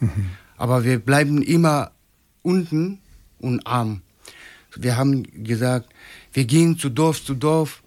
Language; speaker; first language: German; non-native, learner; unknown